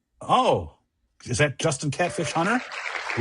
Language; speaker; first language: English; native; English